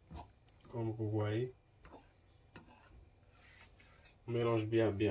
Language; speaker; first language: French; non-native, local second language; Arabic